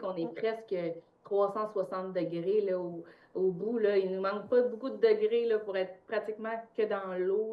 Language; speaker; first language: French; native; French